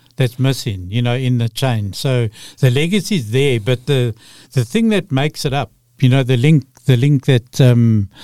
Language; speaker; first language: English; native; English